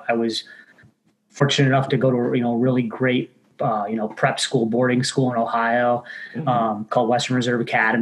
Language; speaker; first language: English; native; English